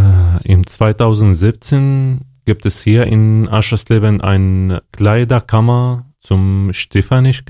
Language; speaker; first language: German; non-native, learner; Arabic